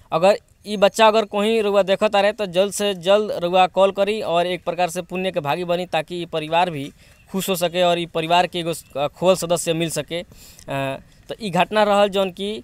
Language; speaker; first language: Hindi; native; Hindi